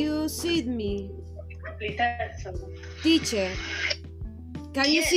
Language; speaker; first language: English; non-native, learner; Spanish